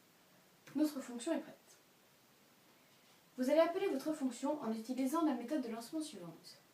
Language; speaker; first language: French; native; French